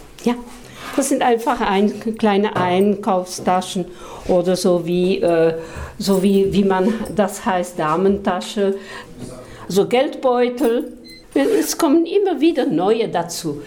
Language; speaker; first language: German; non-native, fluent; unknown